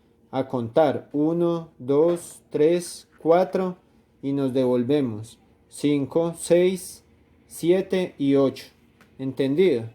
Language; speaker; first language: Spanish; native; Spanish